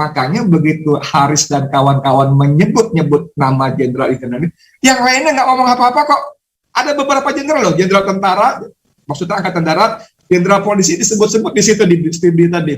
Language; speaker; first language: Indonesian; native; Indonesian